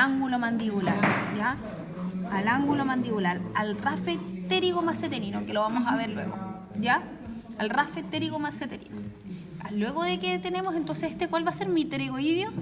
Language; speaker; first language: Spanish; native; Spanish